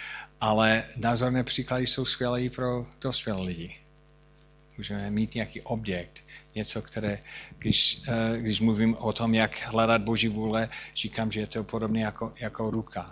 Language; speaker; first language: Czech; non-native, fluent; English